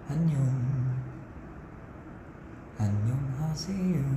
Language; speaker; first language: Korean; non-native, fluent; Chinese